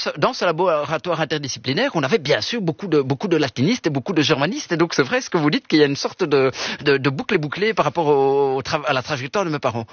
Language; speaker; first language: French; early bilingual, other home language; Italian